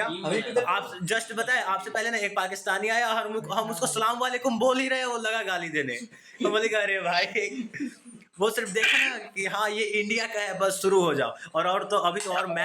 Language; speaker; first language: Hindi; native; Hindi